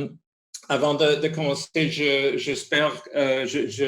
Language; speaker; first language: French; non-native, fluent; Spanish